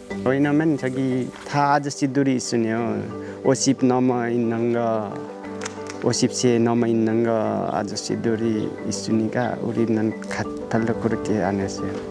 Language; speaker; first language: Korean; non-native, learner; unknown